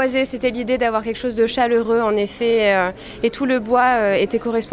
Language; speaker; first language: French; native; French